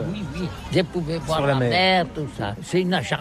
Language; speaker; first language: French; non-native, learner; Catalan